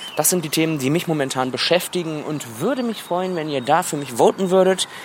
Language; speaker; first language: German; native; German